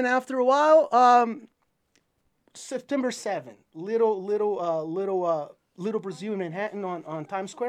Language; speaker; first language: English; non-native, fluent; Portuguese